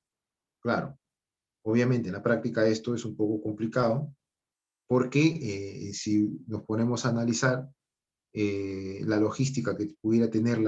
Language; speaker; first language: Spanish; native; Spanish